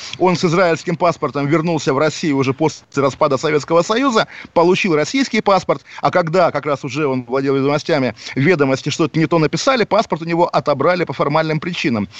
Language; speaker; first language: Russian; native; Russian